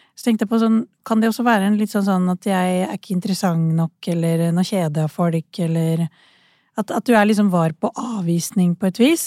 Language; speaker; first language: Norwegian; early bilingual, other home language; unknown